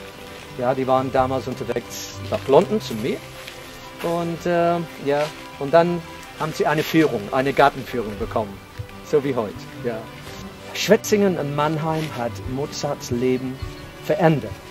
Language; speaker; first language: German; non-native, fluent; English